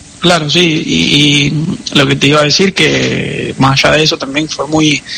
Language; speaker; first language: Spanish; native; Spanish